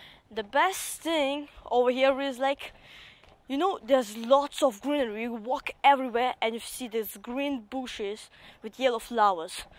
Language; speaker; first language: English; non-native, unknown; Russian